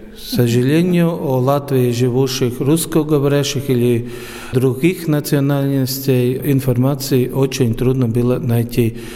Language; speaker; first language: Russian; non-native, local second language; Latvian